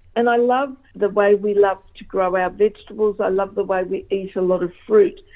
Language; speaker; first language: English; early bilingual, other home language; Macedonian